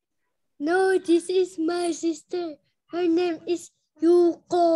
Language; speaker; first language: English; non-native, learner; Indonesian